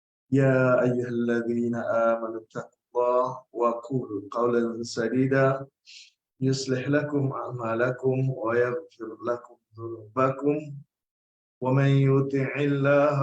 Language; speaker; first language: Arabic; non-native, fluent; Malay